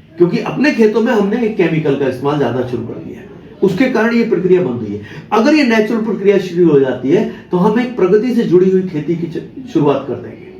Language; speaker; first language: Hindi; non-native, local second language; Marathi